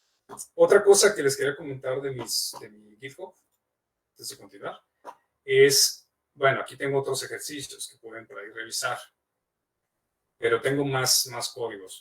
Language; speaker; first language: Spanish; native; Spanish